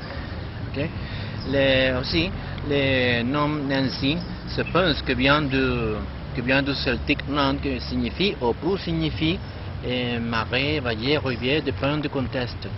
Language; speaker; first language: French; non-native, learner; Spanish